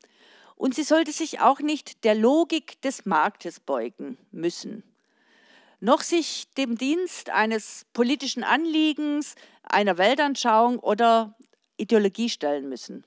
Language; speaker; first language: German; native; German